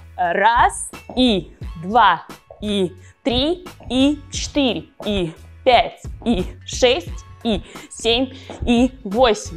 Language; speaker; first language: Russian; native; Russian